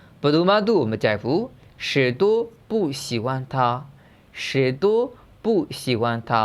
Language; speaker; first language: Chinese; non-native, fluent; Burmese